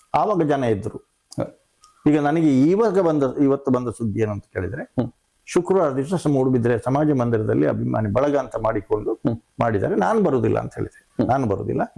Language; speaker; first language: Kannada; non-native, local second language; Tulu